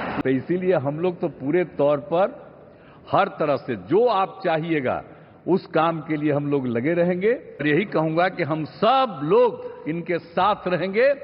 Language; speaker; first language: Hindi; native; Hindi